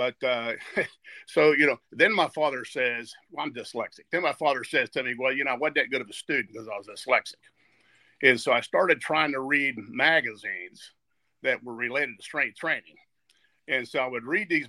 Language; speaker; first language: English; native; English